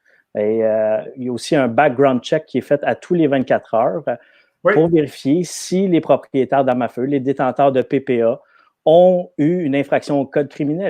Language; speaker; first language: French; native; French